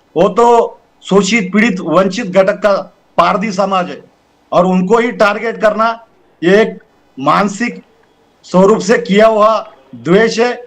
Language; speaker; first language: Hindi; non-native, local second language; Marathi